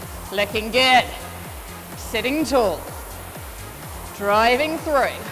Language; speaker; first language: English; native; English